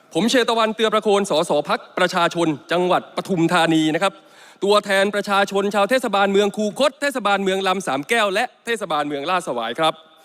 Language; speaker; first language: Thai; native; Thai